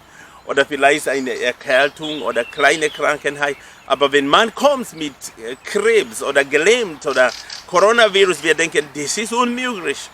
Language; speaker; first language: German; non-native, fluent; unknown